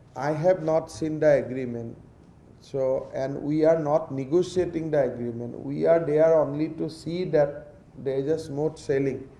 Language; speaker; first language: English; non-native, local second language; Assamese